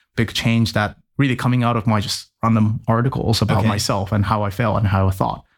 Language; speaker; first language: English; non-native, fluent; Japanese